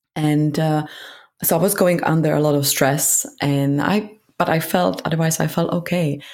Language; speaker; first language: English; non-native, fluent; Czech